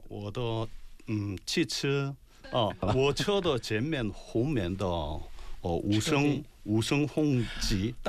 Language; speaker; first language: Chinese; non-native, learner; Korean